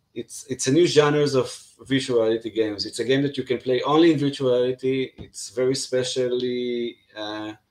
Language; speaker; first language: English; non-native, fluent; Hebrew